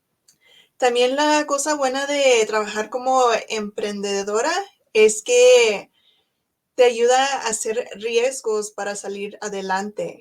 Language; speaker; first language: Spanish; non-native, learner; English